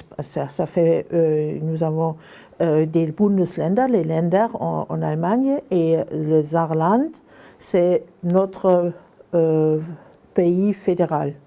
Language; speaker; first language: French; non-native, fluent; German